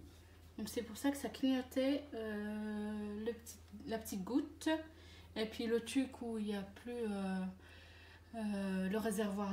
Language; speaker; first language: French; native; French